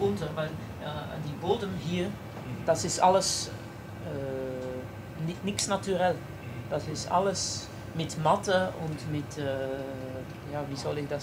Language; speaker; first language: German; non-native, learner; Dutch